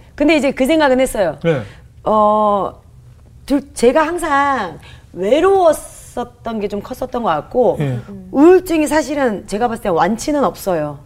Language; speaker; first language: Korean; native; Korean